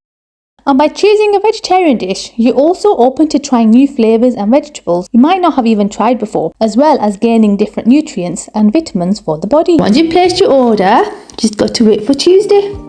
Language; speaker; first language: English; native; English